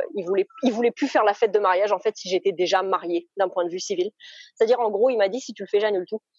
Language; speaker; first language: French; native; French